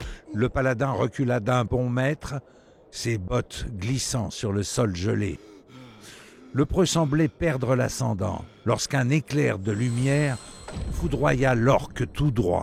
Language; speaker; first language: French; native; French